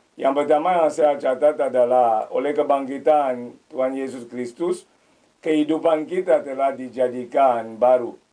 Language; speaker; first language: Indonesian; non-native, fluent; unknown